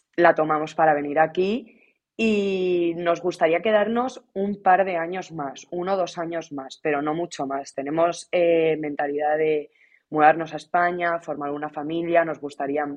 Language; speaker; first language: Spanish; native; Spanish